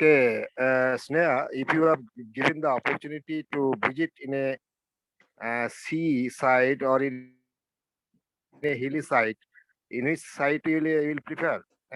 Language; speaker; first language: English; non-native, learner; Hindi